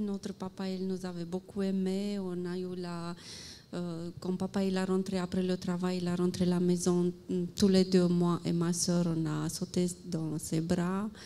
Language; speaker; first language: French; non-native, fluent; Romanian